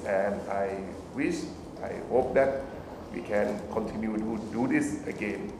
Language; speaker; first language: English; non-native, fluent; Thai